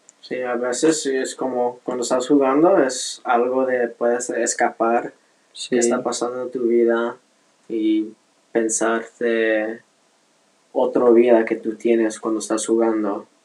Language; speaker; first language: Spanish; non-native, learner; English